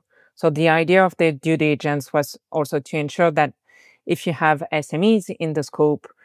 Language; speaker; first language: English; non-native, fluent; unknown